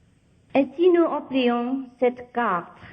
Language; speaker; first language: French; non-native, fluent; Vietnamese